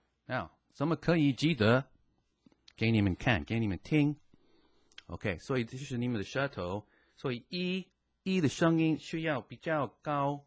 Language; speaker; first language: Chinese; non-native, fluent; English